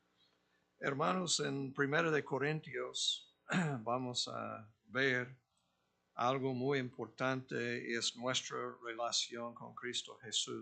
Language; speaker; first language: Spanish; non-native, fluent; English